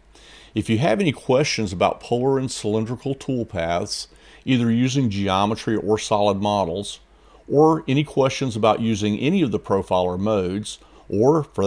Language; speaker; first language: English; native; English